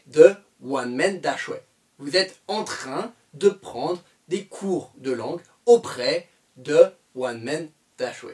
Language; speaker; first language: French; native; French